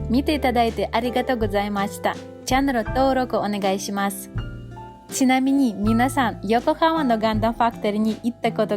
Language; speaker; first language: Japanese; non-native, learner; Russian